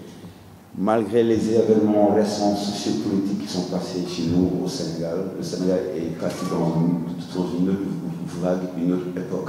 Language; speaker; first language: French; non-native, local second language; Wolof